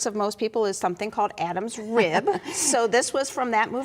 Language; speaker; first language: English; native; English